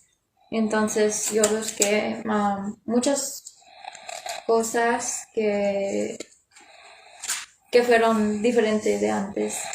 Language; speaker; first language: Spanish; non-native, learner; English